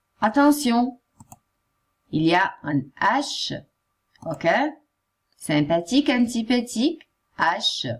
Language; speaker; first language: French; non-native, fluent; Italian